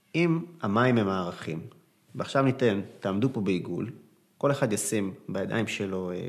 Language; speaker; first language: Hebrew; early bilingual, other home language; Arabic